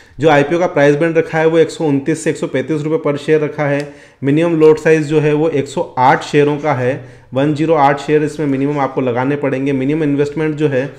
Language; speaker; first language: Hindi; native; Hindi